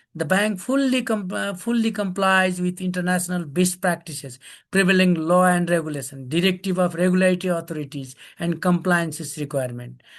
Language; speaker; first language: English; non-native, local second language; Nepali